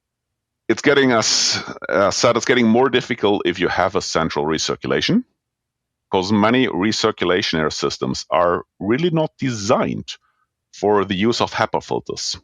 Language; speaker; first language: English; non-native, fluent; German